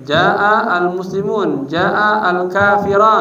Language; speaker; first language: Arabic; non-native, fluent; Indonesian